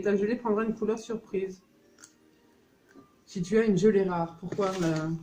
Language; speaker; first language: French; native; French